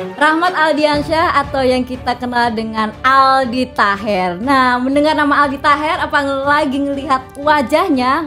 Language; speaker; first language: Indonesian; native; Indonesian